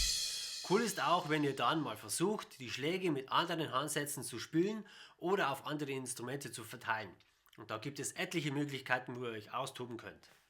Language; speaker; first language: German; native; German